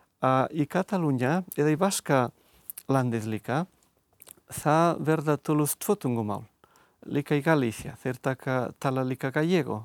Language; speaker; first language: Icelandic; non-native, fluent; Catalan